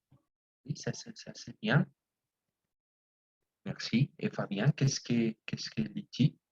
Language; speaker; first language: French; non-native, fluent; Spanish